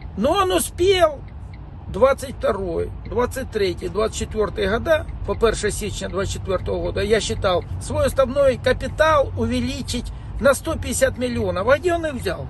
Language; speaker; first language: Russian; native; Russian